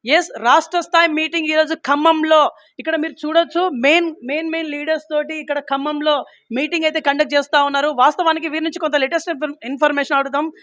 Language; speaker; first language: Telugu; native; Telugu